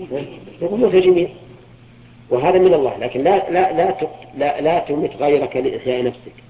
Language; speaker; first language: Arabic; native; Arabic